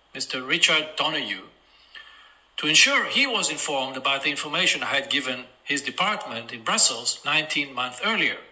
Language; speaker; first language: English; non-native, fluent; Hebrew